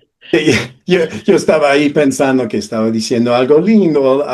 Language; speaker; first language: Spanish; non-native, fluent; English